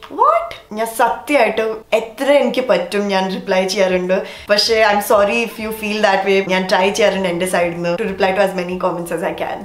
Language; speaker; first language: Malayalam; early bilingual, heritage; Malayalam